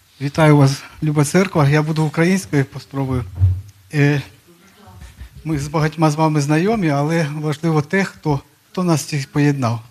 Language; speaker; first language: Ukrainian; non-native, local second language; Russian